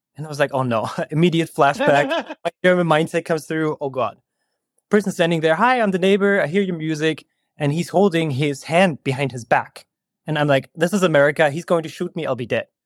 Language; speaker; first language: English; non-native, fluent; German